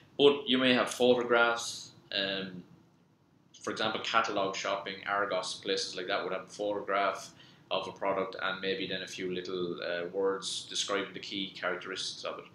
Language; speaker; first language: English; native; English